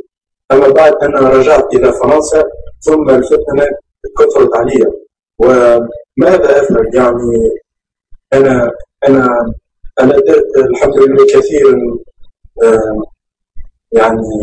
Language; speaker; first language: Arabic; early bilingual, heritage; Arabic